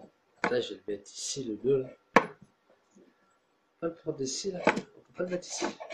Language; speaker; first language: French; native; French